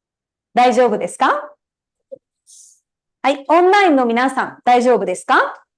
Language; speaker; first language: Japanese; non-native, fluent; Tamil